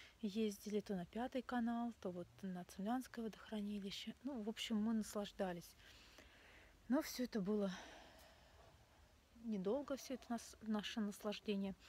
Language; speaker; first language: Russian; native; Russian